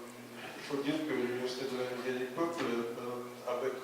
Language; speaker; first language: French; non-native, fluent; Russian